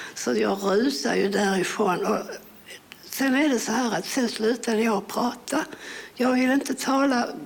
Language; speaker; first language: Swedish; early bilingual, other home language; English